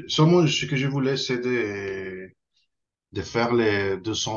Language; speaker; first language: French; non-native, fluent; Spanish